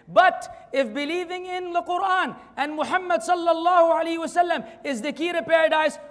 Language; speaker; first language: English; non-native, fluent; Arabic